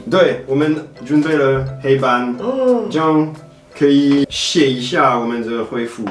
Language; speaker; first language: Chinese; non-native, fluent; French